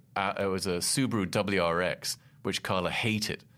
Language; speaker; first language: English; native; English